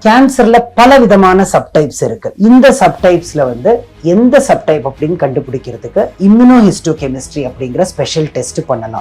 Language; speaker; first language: Tamil; native; Tamil